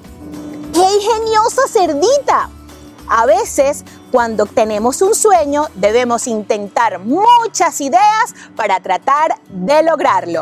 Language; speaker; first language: Spanish; native; Spanish